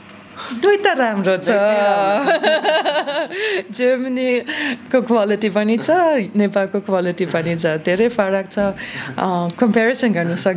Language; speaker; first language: Nepali; non-native, learner; German